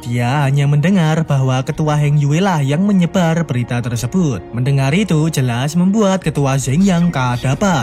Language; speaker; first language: Indonesian; native; Indonesian